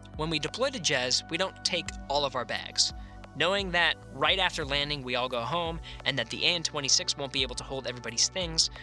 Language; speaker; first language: English; native; English